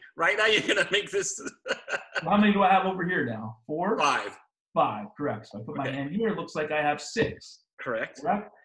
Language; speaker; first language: English; native; English